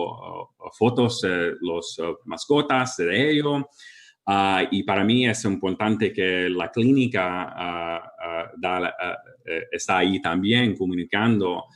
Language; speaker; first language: Spanish; early bilingual, heritage; English